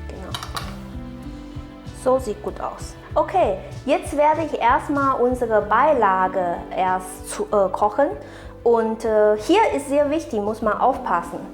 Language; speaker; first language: German; non-native, fluent; Chinese